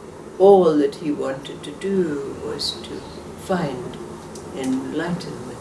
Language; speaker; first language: English; native; English